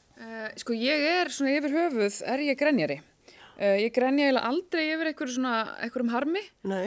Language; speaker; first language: Icelandic; native; Icelandic